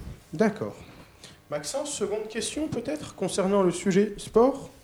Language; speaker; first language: French; native; French